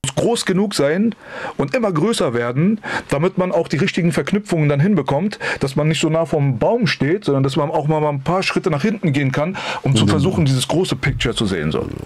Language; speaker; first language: German; early bilingual, other home language; Persian